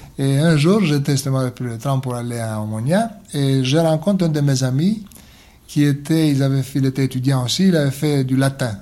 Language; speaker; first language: French; non-native, fluent; Greek